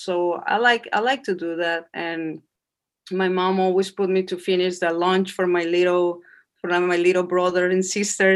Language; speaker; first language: English; non-native, fluent; Spanish